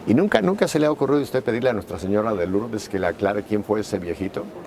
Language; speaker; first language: Spanish; native; Spanish